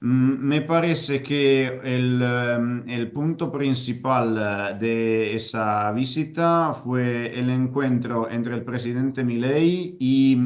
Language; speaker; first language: Spanish; non-native, fluent; Italian